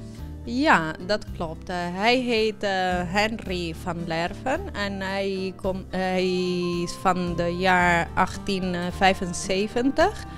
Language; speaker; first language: Dutch; early bilingual, heritage; Italian